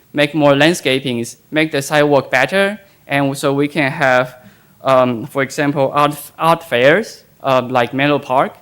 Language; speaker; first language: English; non-native, fluent; Chinese